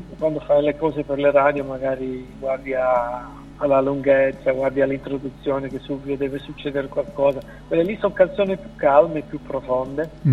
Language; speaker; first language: Italian; early bilingual, heritage; Italian